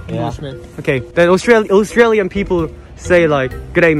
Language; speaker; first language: English; non-native, learner; Korean